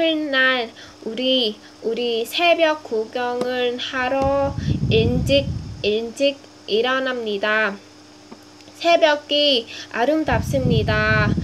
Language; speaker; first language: Korean; non-native, learner; Vietnamese